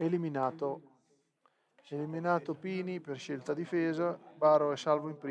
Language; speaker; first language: Italian; native; Italian